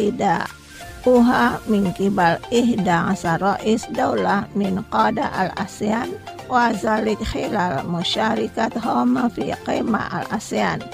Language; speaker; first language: Arabic; non-native, fluent; Indonesian